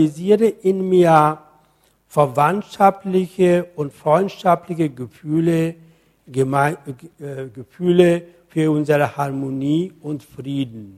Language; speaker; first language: German; non-native, fluent; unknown